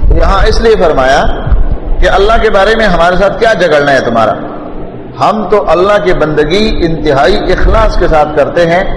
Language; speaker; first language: Urdu; non-native, local second language; Pashto